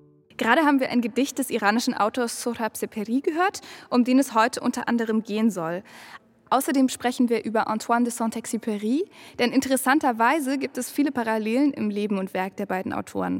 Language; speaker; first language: German; native; German